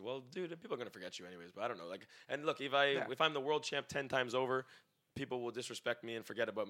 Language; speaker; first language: English; native; English